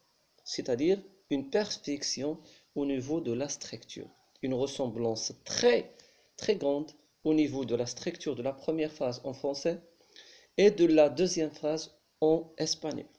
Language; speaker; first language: French; non-native, local second language; Arabic